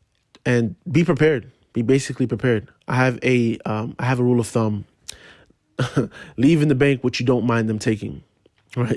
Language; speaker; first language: English; native; English